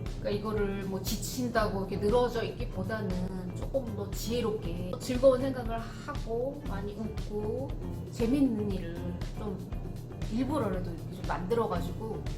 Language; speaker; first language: Korean; native; Korean